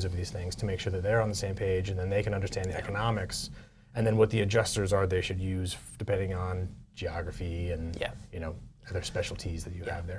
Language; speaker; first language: English; native; English